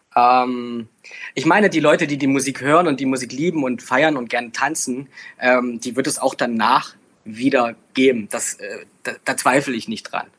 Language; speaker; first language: German; native; German